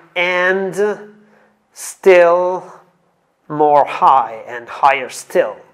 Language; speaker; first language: English; non-native, fluent; Italian